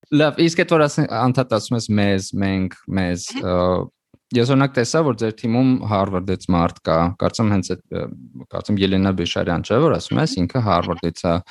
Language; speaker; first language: Armenian; native; Armenian